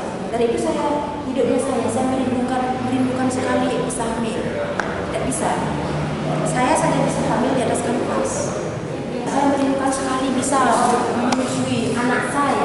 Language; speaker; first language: Indonesian; non-native, local second language; Balinese